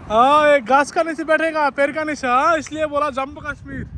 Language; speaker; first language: Hindi; non-native, learner; Bangla